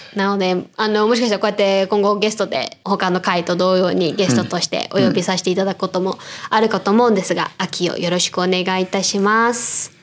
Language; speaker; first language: Japanese; early bilingual, heritage; Japanese